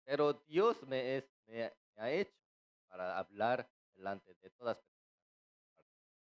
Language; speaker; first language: Spanish; non-native, fluent; Korean